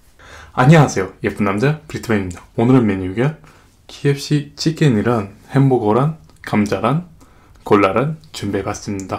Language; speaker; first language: Korean; non-native, fluent; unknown